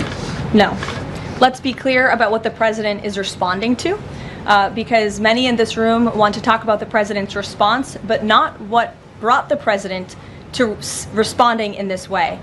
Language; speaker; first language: English; native; English